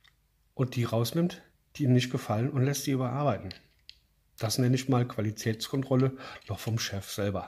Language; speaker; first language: German; native; German